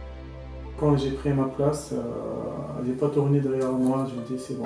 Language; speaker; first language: French; non-native, local second language; Arabic